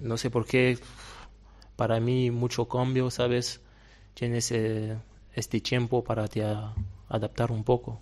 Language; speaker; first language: Spanish; non-native, fluent; Portuguese